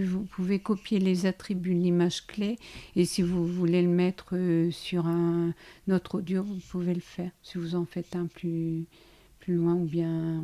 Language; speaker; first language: French; native; French